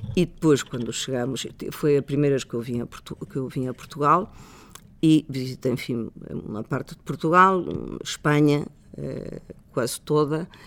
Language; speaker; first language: Portuguese; non-native, fluent; Spanish